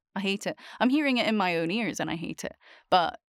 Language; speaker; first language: English; native; English